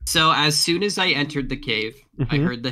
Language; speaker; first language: English; native; English